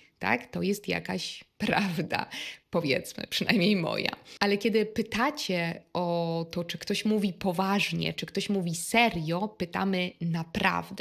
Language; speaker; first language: Polish; native; Polish